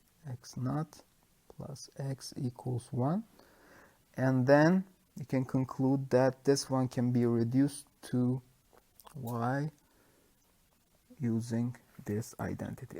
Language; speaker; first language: English; non-native, fluent; Turkish